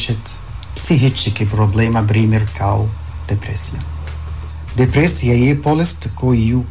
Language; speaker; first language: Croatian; non-native, fluent; Arabic